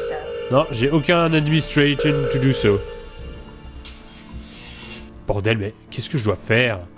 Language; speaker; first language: French; native; French